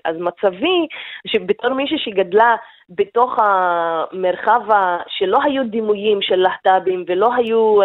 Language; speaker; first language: Hebrew; non-native, local second language; Arabic